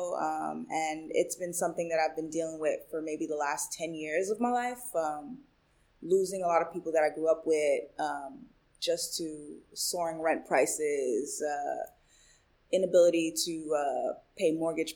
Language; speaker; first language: English; early bilingual, other home language; Spanish